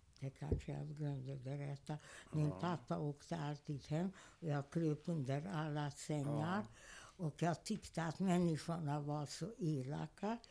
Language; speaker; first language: Swedish; non-native, fluent; Hungarian